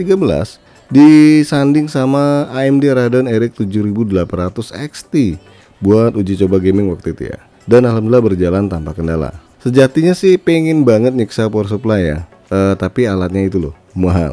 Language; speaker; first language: Indonesian; native; Indonesian